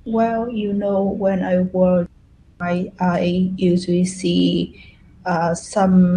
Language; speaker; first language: English; non-native, learner; Vietnamese